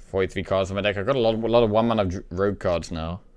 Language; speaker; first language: English; native; English